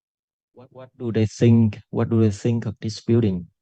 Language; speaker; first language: English; non-native, local second language; Vietnamese